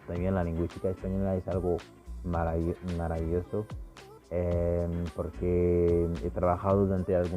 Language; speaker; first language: Spanish; non-native, fluent; Haitian Creole